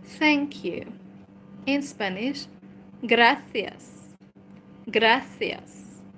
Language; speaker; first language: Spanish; non-native, learner; Hungarian